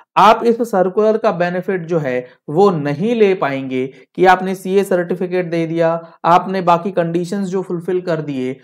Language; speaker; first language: Hindi; native; Hindi